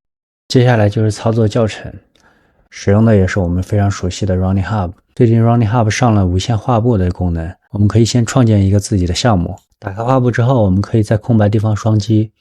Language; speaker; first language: Chinese; native; Chinese